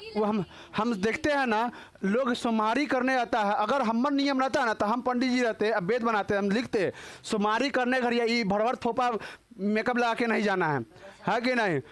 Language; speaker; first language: Hindi; native; Hindi